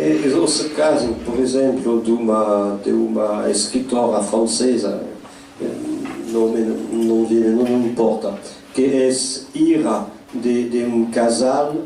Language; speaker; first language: Portuguese; non-native, fluent; French